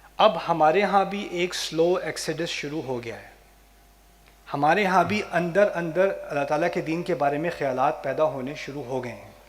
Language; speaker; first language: Urdu; native; Urdu